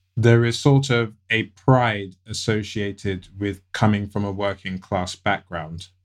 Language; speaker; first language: English; native; English